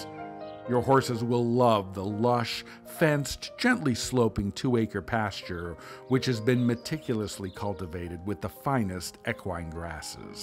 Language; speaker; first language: English; native; English